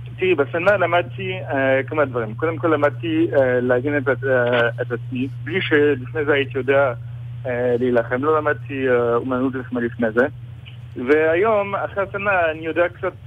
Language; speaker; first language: Hebrew; early bilingual, other home language; French